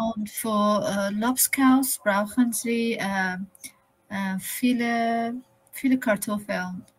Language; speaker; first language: German; non-native, learner; Persian